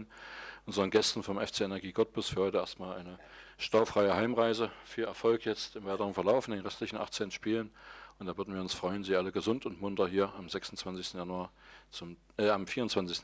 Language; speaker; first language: German; native; German